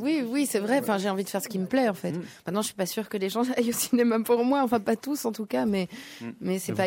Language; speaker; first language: French; native; French